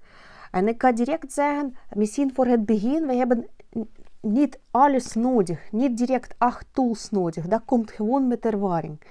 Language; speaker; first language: Dutch; non-native, learner; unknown